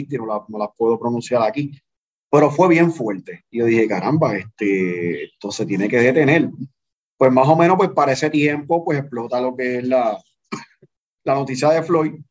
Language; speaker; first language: Spanish; native; Spanish